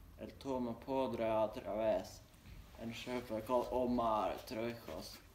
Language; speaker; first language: Spanish; non-native, learner; Swedish